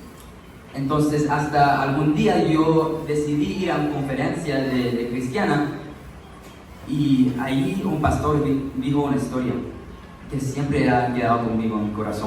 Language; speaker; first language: Spanish; early bilingual, heritage; Spanish